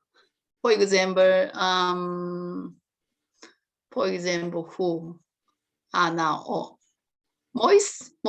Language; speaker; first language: English; non-native, learner; Korean